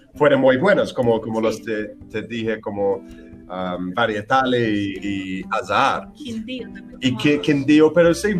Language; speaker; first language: Spanish; non-native, fluent; English